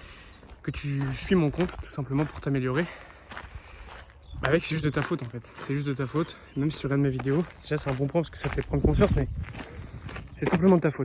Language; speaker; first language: French; native; French